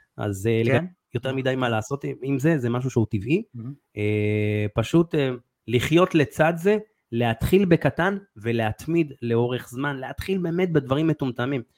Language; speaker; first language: Hebrew; native; Hebrew